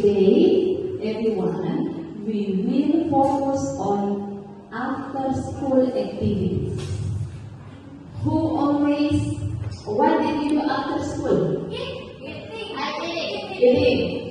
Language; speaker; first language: English; non-native, learner; Indonesian